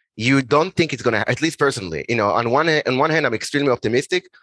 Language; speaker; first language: English; non-native, fluent; Hebrew